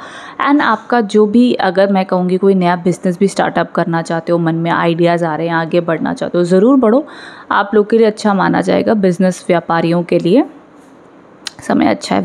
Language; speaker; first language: Hindi; native; Hindi